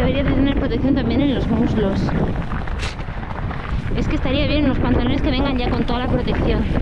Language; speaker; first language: Spanish; native; Spanish